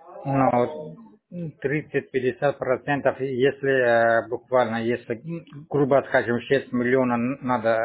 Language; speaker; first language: Russian; non-native, local second language; Tajik